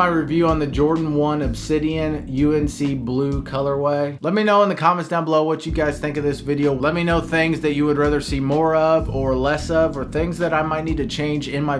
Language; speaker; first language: English; native; English